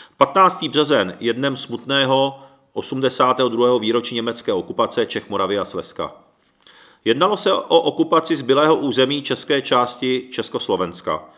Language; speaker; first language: Czech; early bilingual, other home language; Japanese